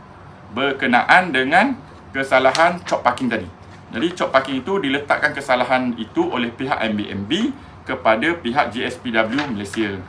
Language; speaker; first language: Malay; native; Malay